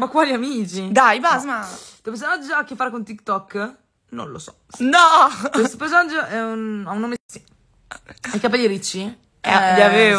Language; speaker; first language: Italian; early bilingual, other home language; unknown